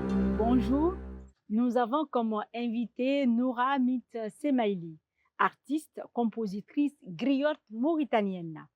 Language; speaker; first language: French; non-native, local second language; Arabic